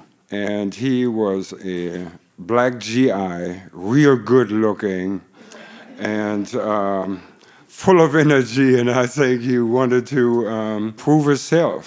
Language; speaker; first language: English; non-native, fluent; German